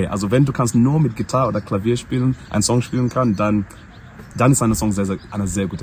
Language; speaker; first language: German; non-native, learner; English